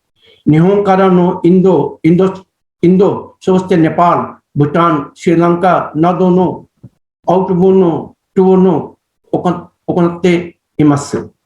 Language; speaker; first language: Japanese; non-native, learner; Hindi